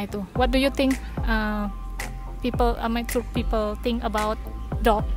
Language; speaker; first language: English; non-native, learner; Indonesian